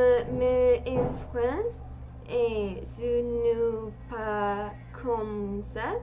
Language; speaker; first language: French; non-native, learner; Spanish